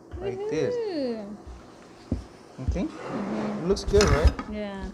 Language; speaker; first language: English; non-native, learner; Korean